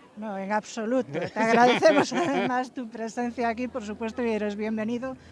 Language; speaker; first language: Spanish; native; Spanish